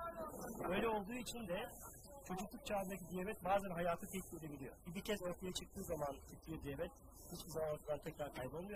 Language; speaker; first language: Turkish; native; Turkish